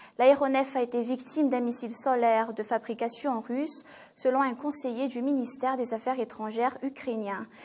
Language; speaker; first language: French; non-native, local second language; Malagasy